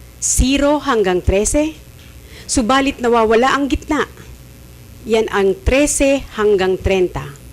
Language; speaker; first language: Filipino; native; Filipino